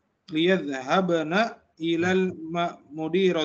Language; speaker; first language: Arabic; non-native, learner; Indonesian